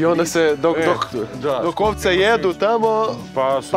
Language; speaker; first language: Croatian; non-native, fluent; Portuguese